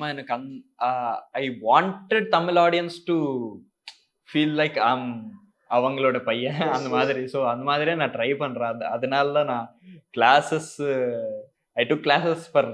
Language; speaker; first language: Tamil; non-native, learner; Telugu